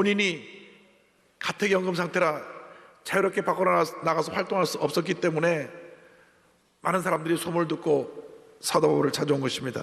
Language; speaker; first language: Korean; native; Korean